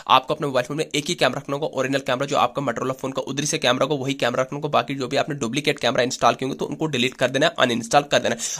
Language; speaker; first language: Hindi; native; Hindi